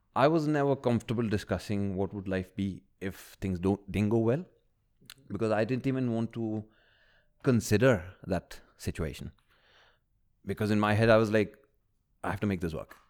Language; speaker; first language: English; early bilingual, other home language; Malayalam